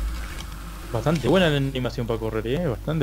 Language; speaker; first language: Spanish; native; Spanish